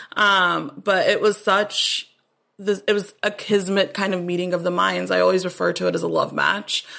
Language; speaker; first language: English; native; English